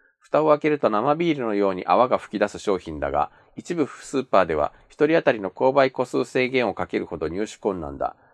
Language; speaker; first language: Japanese; native; Japanese